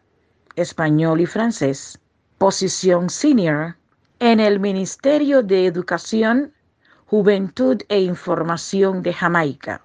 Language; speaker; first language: Spanish; non-native, fluent; English